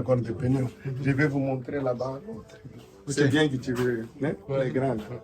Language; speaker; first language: French; non-native, learner; Portuguese